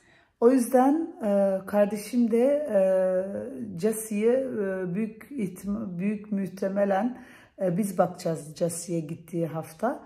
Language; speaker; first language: Turkish; early bilingual, heritage; Turkish